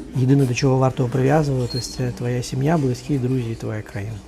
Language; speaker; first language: Ukrainian; non-native, fluent; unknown